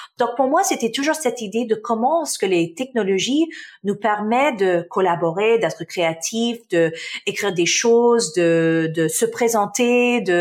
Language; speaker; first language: French; non-native, local second language; Arabic